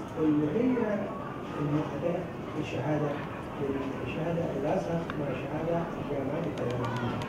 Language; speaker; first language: Arabic; non-native, learner; Thai